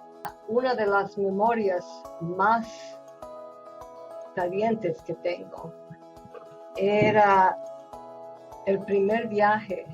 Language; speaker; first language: Spanish; non-native, fluent; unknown